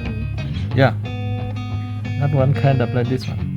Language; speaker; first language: English; non-native, learner; Vietnamese